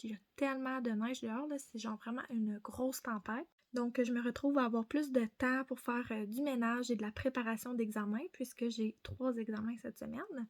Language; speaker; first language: French; native; French